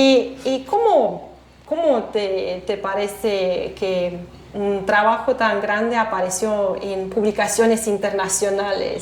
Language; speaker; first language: Spanish; non-native, fluent; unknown